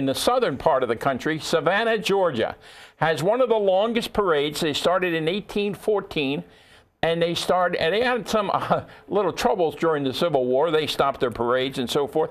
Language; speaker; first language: English; native; English